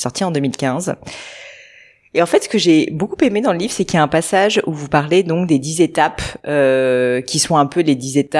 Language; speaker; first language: French; native; French